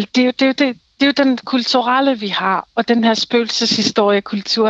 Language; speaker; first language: Danish; non-native, local second language; Kalaallisut